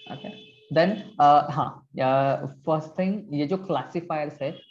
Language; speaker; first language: Hindi; non-native, local second language; Marathi